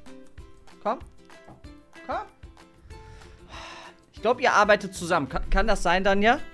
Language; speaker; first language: German; native; German